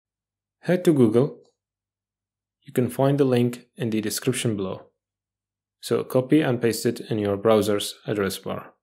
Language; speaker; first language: English; non-native, fluent; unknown